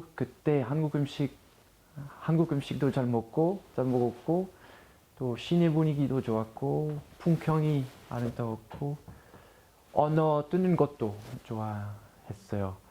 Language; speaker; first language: Korean; non-native, fluent; French